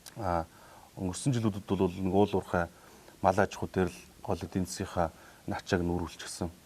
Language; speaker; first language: Mongolian; native; Mongolian